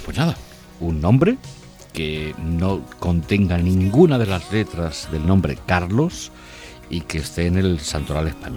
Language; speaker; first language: Spanish; native; Spanish